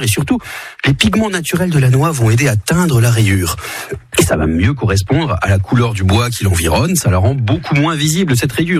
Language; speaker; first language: French; native; French